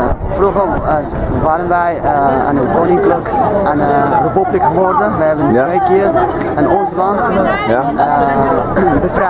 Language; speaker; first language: Dutch; non-native, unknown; Uyghur